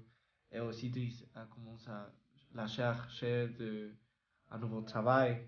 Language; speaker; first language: French; non-native, learner; Spanish